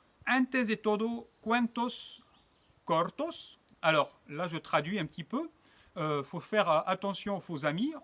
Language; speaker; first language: French; native; French